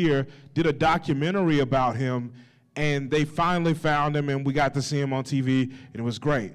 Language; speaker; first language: English; native; English